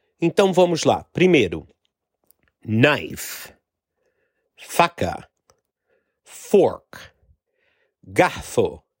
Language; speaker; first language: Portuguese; non-native, fluent; English